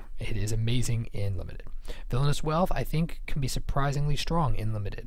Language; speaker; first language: English; native; English